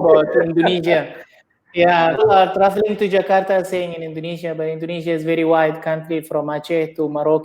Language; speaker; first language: English; non-native, learner; Indonesian